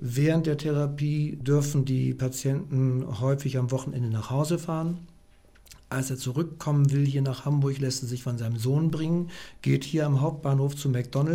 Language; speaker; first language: German; native; German